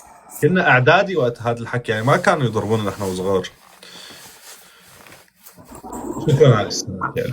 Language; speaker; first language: Arabic; native; Arabic